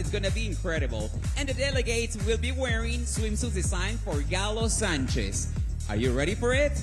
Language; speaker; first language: English; non-native, fluent; Spanish